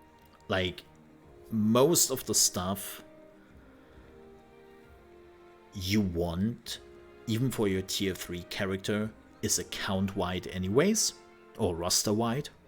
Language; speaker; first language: English; non-native, fluent; German